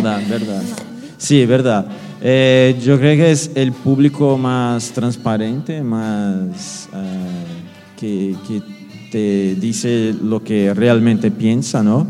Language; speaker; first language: Spanish; non-native, fluent; Portuguese